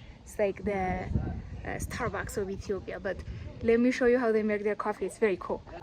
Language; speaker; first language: English; non-native, local second language; Amharic